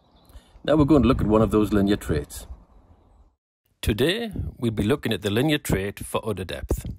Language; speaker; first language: English; native; English